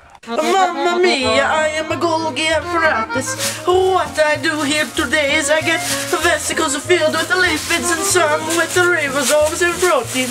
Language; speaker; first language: English; native; English